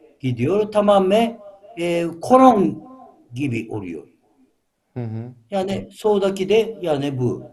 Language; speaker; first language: Turkish; non-native, learner; Japanese